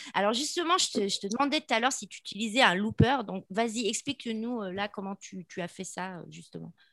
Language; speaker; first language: French; native; French